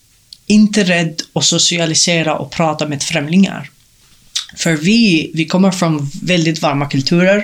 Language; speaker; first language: Swedish; non-native, fluent; Arabic